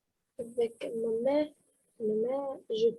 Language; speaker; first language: French; non-native, learner; English